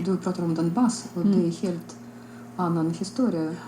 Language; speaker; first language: Swedish; non-native, fluent; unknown